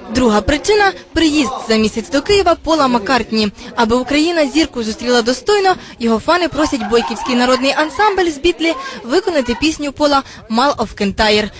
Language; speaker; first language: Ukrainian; native; Ukrainian